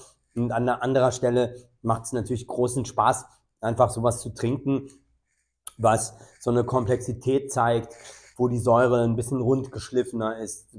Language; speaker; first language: German; native; German